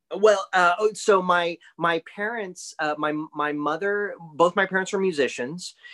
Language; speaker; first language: English; native; English